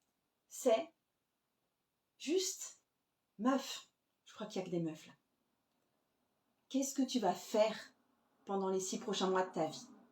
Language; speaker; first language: French; native; French